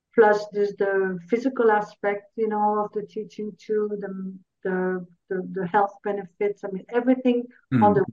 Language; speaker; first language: English; non-native, fluent; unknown